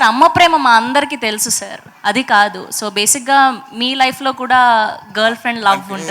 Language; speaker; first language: Telugu; native; Telugu